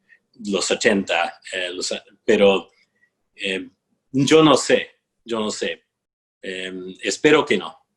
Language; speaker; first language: Spanish; non-native, fluent; English